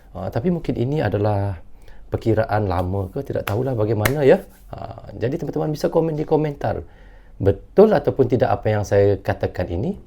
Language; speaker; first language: Malay; native; Malay